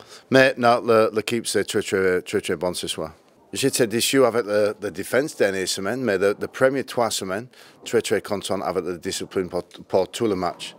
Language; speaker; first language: French; non-native, learner; English